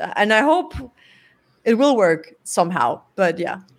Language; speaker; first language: English; non-native, fluent; German